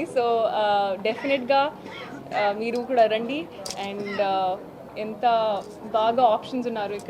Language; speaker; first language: Telugu; non-native, learner; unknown